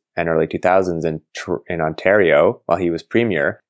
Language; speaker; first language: English; native; English